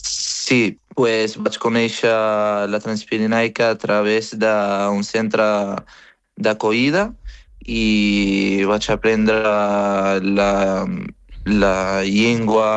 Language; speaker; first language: Catalan; non-native, fluent; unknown